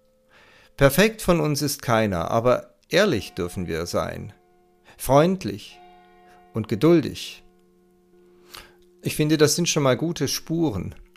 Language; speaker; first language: German; native; German